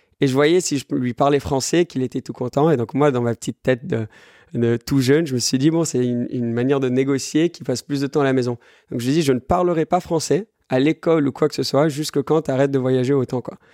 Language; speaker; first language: French; early bilingual, other home language; English